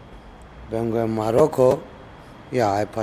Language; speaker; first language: Spanish; non-native, learner; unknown